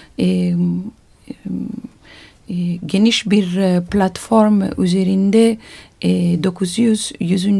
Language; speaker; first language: Turkish; non-native, learner; Italian